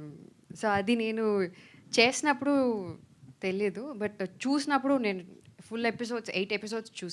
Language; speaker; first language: Telugu; non-native, fluent; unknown